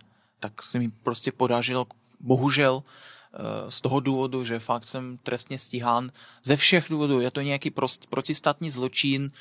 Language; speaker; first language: Czech; non-native, fluent; Belarusian